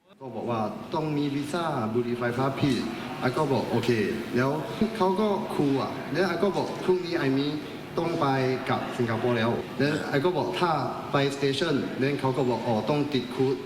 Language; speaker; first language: Thai; non-native, learner; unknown